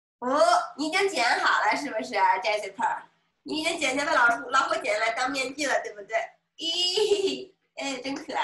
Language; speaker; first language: Chinese; native; Chinese